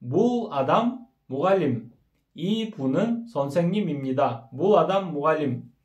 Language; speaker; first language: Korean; non-native, fluent; Kyrgyz